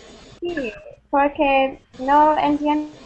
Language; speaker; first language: Spanish; non-native, learner; English